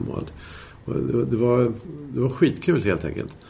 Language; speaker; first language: Swedish; native; Swedish